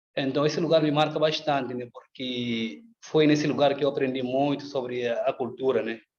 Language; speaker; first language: Portuguese; non-native, local second language; Upper Guinea Crioulo